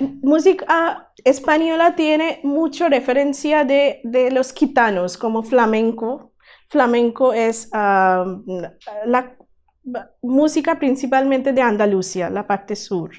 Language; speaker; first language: Spanish; non-native, learner; Bangla